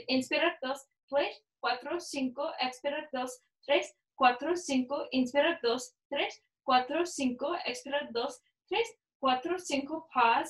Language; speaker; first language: Spanish; non-native, learner; English